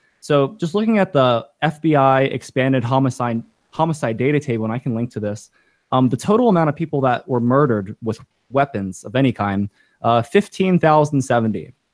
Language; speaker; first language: English; native; English